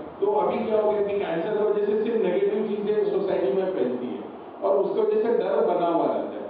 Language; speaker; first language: Hindi; non-native, local second language; Marathi